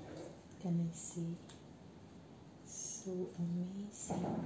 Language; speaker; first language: English; non-native, local second language; Filipino